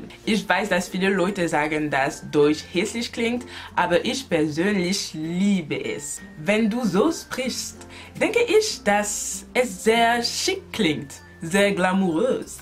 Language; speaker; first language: German; non-native, learner; French